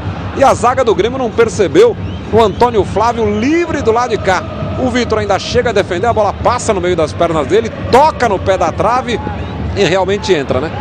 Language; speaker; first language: Portuguese; native; Portuguese